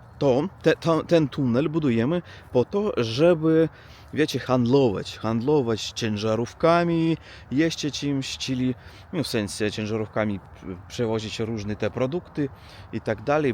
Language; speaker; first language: Polish; non-native, learner; Russian